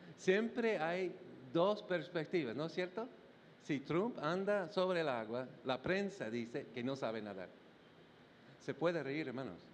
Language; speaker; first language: Spanish; non-native, fluent; English